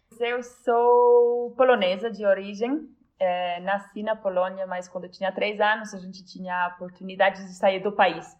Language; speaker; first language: Portuguese; non-native, fluent; Polish